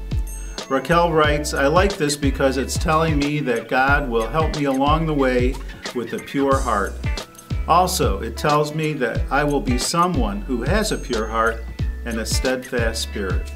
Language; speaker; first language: English; native; English